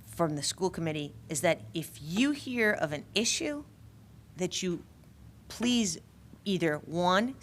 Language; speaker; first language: English; native; English